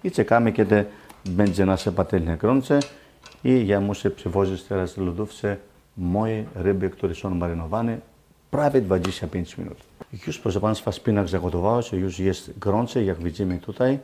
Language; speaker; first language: Polish; non-native, learner; Greek